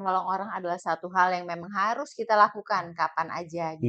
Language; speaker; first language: Indonesian; native; Indonesian